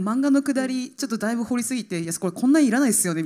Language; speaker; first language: Japanese; native; Japanese